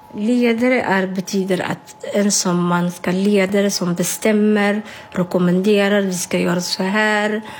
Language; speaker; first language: Swedish; non-native, learner; Somali